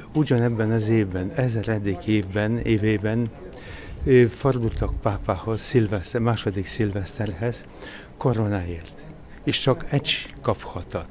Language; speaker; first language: Hungarian; non-native, fluent; Polish